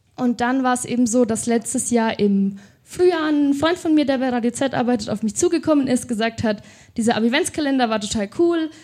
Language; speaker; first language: German; native; German